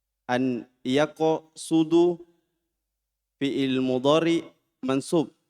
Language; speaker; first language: Arabic; non-native, learner; Indonesian